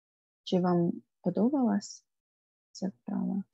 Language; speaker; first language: Ukrainian; non-native, fluent; English